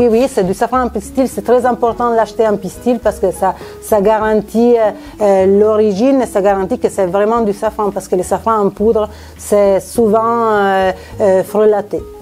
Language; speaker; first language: French; non-native, fluent; Italian